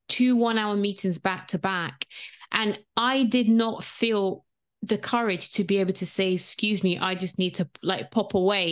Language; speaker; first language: English; non-native, local second language; Yoruba